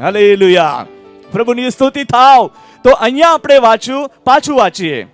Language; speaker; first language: Gujarati; non-native, local second language; Marathi